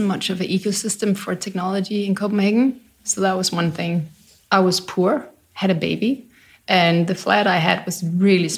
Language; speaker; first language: English; non-native, fluent; Danish